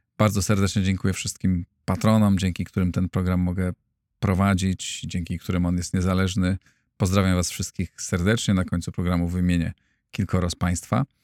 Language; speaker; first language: Polish; native; Polish